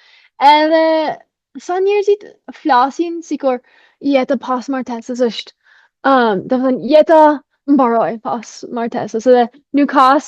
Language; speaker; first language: Albanian; non-native, fluent; English